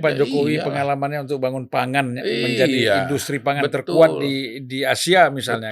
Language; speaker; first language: Indonesian; native; Indonesian